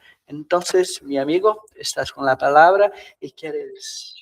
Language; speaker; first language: Spanish; non-native, fluent; Portuguese